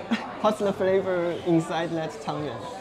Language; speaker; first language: English; non-native, learner; Chinese